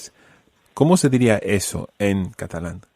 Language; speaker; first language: Spanish; non-native, fluent; English